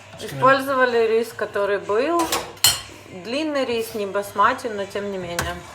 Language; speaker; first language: Russian; native; Russian